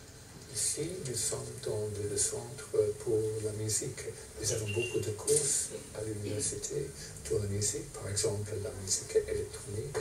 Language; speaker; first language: French; non-native, fluent; English